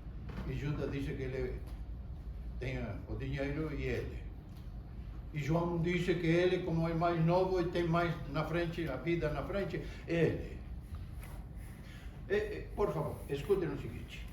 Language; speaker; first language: Portuguese; non-native, fluent; Spanish